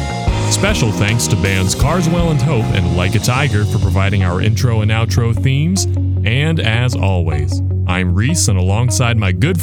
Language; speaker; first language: English; native; English